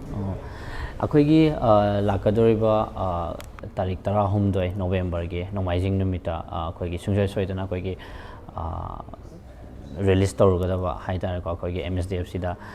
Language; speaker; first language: Manipuri; native; Manipuri